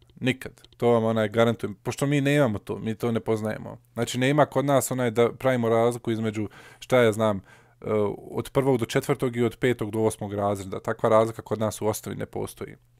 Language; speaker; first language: Bosnian; early bilingual, heritage; Bosnian